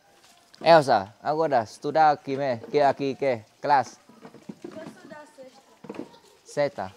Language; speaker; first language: Portuguese; non-native, learner; Vietnamese